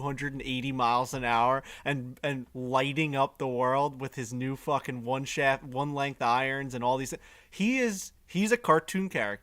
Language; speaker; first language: English; native; English